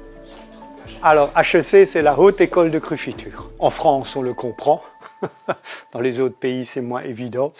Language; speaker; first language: French; native; French